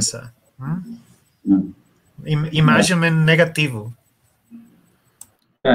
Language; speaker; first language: Portuguese; non-native, learner; Spanish